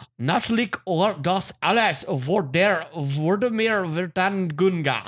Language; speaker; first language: German; non-native, learner; English